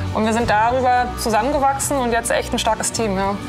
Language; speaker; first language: German; native; German